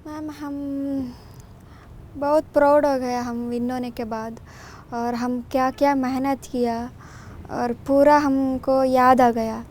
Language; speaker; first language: Hindi; non-native, local second language; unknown